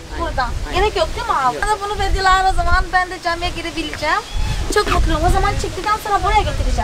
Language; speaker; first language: Turkish; non-native, fluent; Portuguese